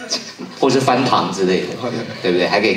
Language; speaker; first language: Chinese; native; Chinese